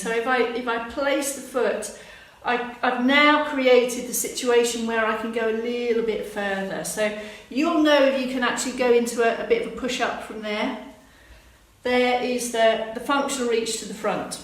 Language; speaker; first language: English; native; English